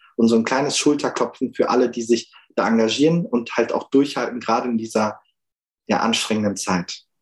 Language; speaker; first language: German; early bilingual, other home language; Turkish